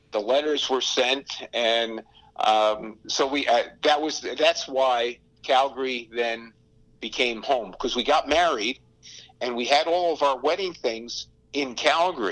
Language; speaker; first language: English; native; English